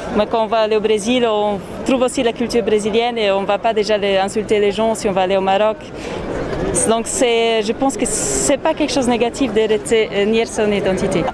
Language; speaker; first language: French; non-native, fluent; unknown